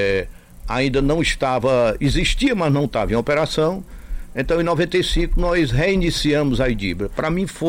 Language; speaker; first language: Portuguese; native; Portuguese